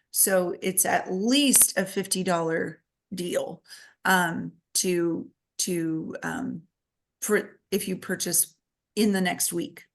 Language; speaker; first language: English; native; English